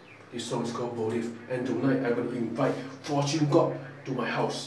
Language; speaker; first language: English; non-native, local second language; Chinese